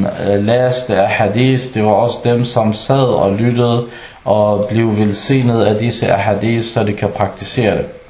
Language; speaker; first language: Danish; early bilingual, other home language; Arabic